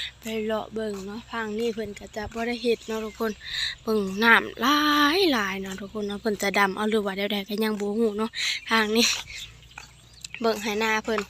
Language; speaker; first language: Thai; non-native, local second language; Lao